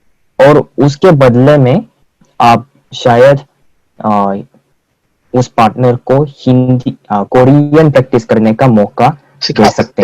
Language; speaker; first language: Hindi; non-native, fluent; Korean